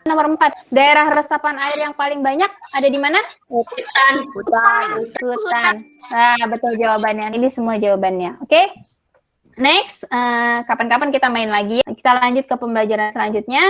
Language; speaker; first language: Indonesian; native; Indonesian